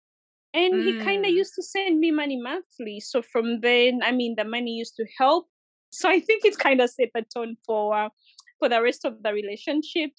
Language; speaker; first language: English; non-native, local second language; Ganda